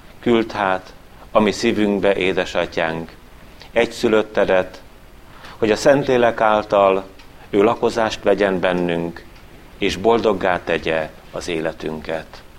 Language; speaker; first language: Hungarian; native; Hungarian